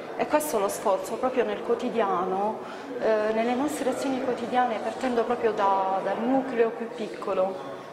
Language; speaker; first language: Italian; native; Italian